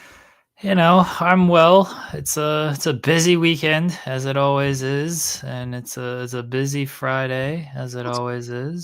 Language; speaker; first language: English; native; English